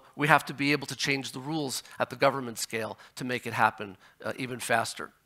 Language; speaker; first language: English; native; English